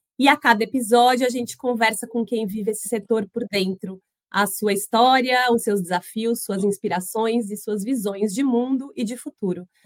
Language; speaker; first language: Portuguese; native; Portuguese